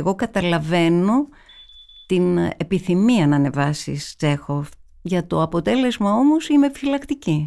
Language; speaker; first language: Greek; native; Greek